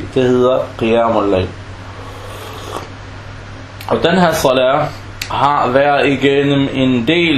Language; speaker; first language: Danish; non-native, fluent; Arabic